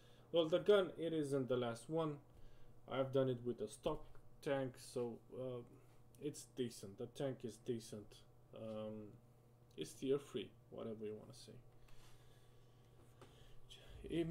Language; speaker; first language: English; non-native, fluent; Romanian